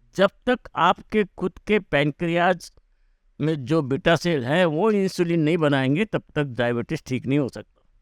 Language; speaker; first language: Hindi; native; Hindi